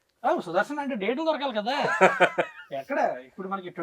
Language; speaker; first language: Telugu; native; Telugu